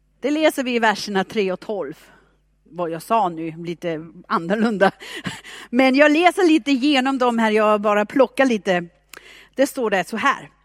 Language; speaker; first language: Swedish; non-native, fluent; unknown